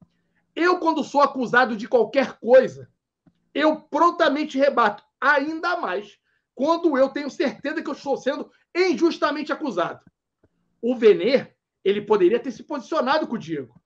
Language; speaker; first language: Portuguese; native; Portuguese